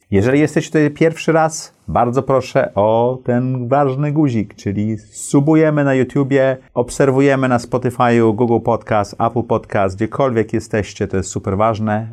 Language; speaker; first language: Polish; early bilingual, heritage; Polish